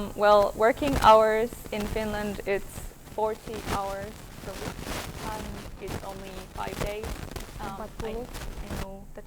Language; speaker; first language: English; non-native, fluent; Finnish